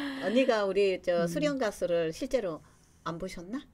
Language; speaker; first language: Korean; native; Korean